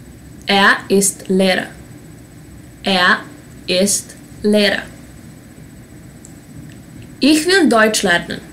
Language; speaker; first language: German; non-native, fluent; Serbian